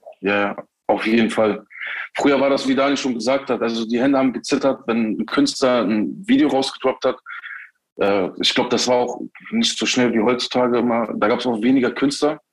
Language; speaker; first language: German; early bilingual, other home language; Turkish